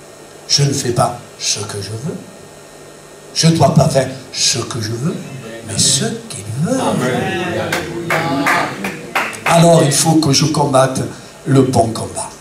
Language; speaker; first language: French; native; French